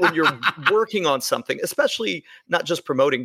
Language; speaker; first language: English; native; English